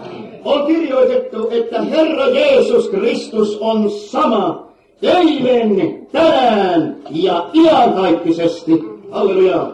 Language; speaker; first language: Finnish; native; Finnish